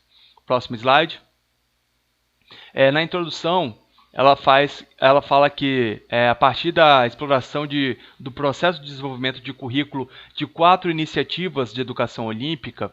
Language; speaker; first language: Portuguese; native; Portuguese